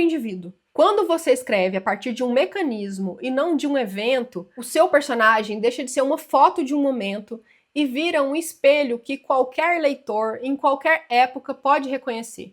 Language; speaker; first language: Portuguese; native; Portuguese